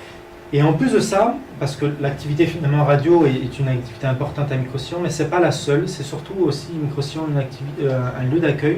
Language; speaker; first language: French; native; French